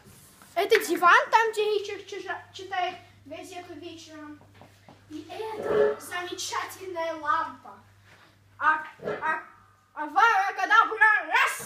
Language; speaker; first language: Russian; early bilingual, heritage; Russian